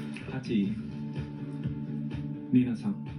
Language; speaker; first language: Japanese; non-native, fluent; Korean